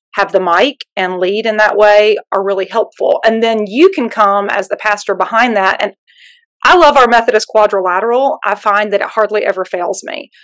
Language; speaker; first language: English; native; English